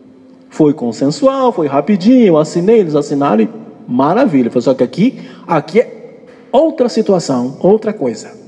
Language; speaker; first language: Portuguese; native; Portuguese